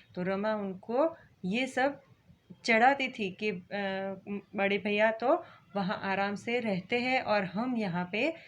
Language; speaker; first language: Hindi; non-native, local second language; Gujarati